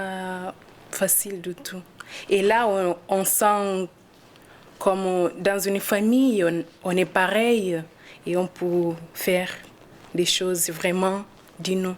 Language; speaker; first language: French; non-native, learner; Portuguese